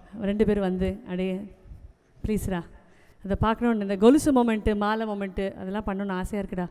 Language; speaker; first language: Tamil; native; Tamil